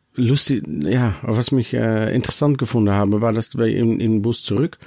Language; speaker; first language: German; non-native, learner; Dutch